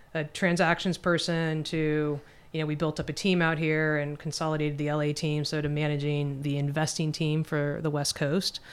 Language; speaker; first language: English; native; English